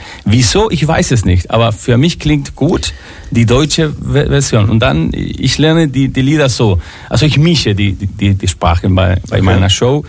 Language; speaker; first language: German; non-native, fluent; Spanish